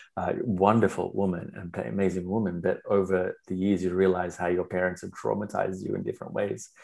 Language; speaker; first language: English; non-native, local second language; Sinhala